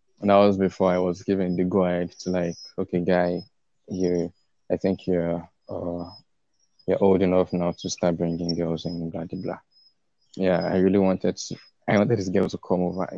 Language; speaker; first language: English; non-native, local second language; Yoruba